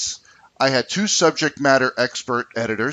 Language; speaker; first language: English; native; English